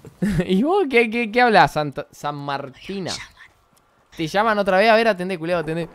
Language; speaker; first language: Spanish; native; Spanish